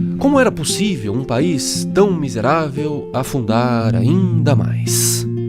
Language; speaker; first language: Portuguese; native; Portuguese